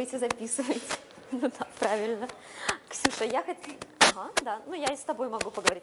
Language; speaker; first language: Russian; native; Russian